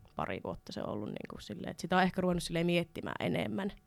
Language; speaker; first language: Finnish; non-native, local second language; Swedish